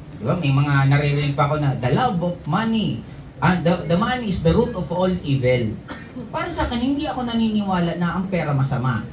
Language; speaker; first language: Filipino; non-native, local second language; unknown